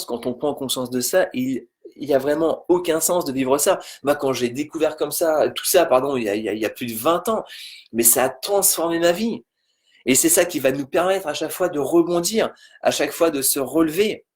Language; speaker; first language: French; native; French